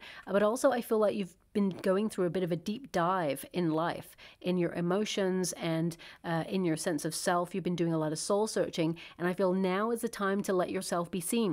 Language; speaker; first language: English; native; English